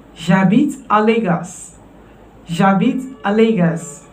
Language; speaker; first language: French; non-native, fluent; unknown